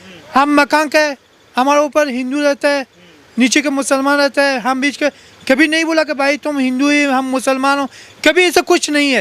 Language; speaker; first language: Hindi; non-native, learner; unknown